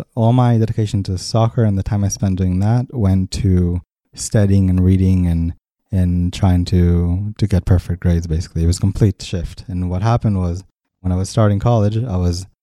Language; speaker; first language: English; early bilingual, other home language; Hebrew